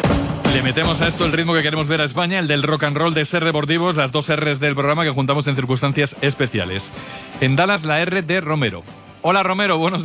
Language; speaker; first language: Spanish; native; Spanish